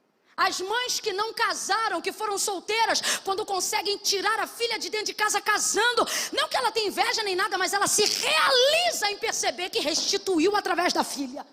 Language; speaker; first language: Portuguese; native; Portuguese